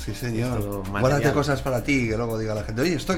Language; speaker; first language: Spanish; native; Spanish